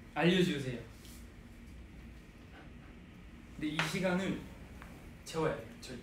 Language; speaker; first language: Korean; non-native, fluent; Japanese